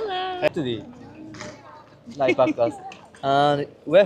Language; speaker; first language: English; non-native, learner; Japanese